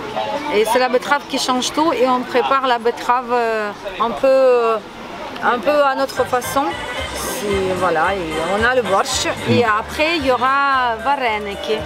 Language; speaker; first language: French; non-native, learner; Ukrainian